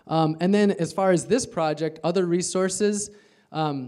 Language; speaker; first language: English; native; English